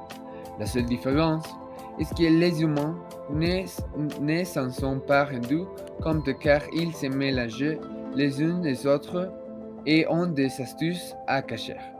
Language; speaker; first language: French; non-native, learner; Spanish